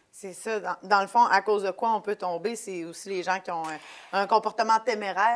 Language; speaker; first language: French; native; French